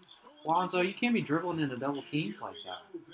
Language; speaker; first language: English; native; English